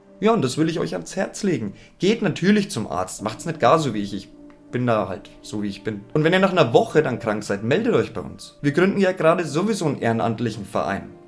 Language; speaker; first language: German; native; German